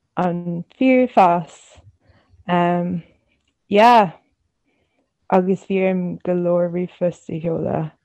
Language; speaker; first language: Irish; non-native, local second language; English